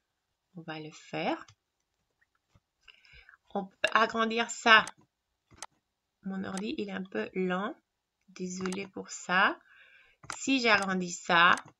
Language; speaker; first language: French; non-native, fluent; Spanish